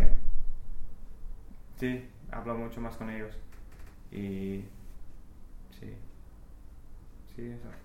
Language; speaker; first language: Spanish; non-native, fluent; English